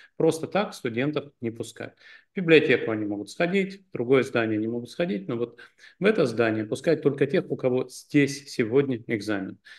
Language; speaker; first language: Russian; native; Russian